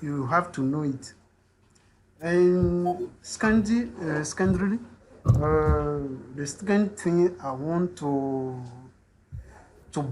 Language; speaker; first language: English; non-native, learner; French